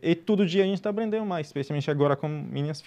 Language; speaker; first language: Portuguese; non-native, fluent; Arabic